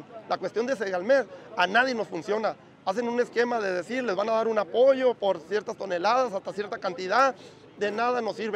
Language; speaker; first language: Spanish; native; Spanish